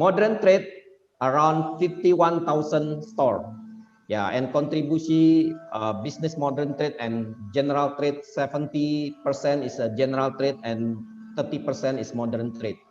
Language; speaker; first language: English; non-native, fluent; Indonesian